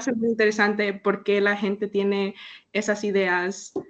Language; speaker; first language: Spanish; early bilingual, heritage; Spanish